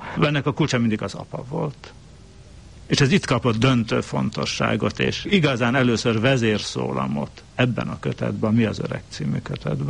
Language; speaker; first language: Hungarian; native; Hungarian